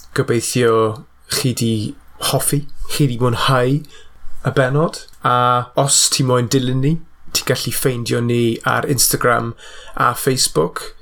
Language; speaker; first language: Welsh; non-native, local second language; English